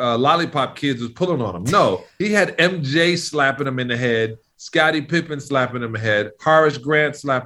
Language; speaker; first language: English; native; English